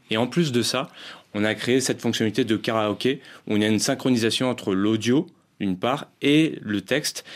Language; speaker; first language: French; native; French